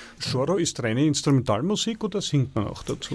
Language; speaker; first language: German; native; German